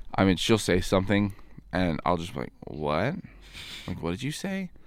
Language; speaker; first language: English; native; English